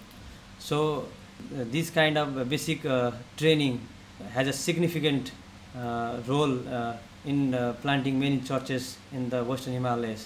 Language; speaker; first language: English; non-native, local second language; Nepali